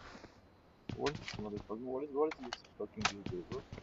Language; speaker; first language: English; non-native, learner; Nepali